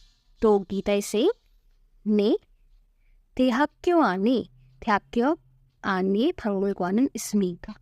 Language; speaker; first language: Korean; non-native, fluent; Hindi